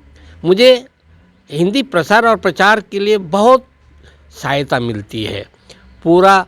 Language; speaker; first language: Hindi; non-native, local second language; Marathi